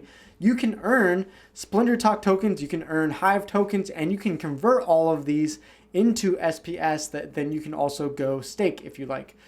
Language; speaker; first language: English; native; English